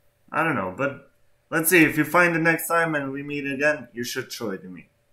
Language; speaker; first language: English; non-native, fluent; Albanian